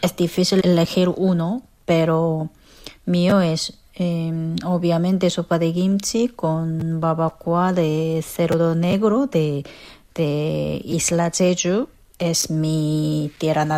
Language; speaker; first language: Spanish; non-native, fluent; Korean